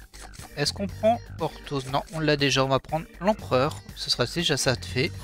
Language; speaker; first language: French; native; French